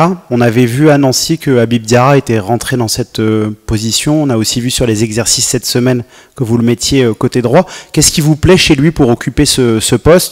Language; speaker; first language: French; native; French